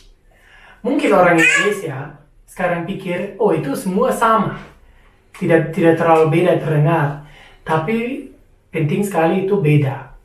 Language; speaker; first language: Indonesian; non-native, fluent; German